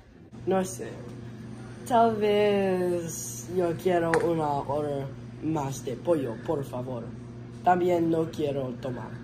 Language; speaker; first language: Spanish; non-native, learner; English